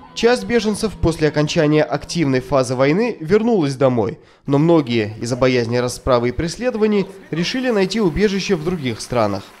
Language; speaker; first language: Russian; non-native, fluent; Georgian